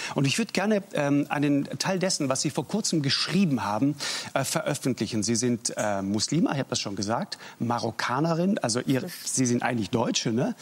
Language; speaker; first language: German; native; German